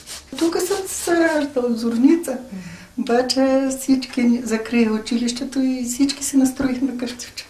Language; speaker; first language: Bulgarian; native; Bulgarian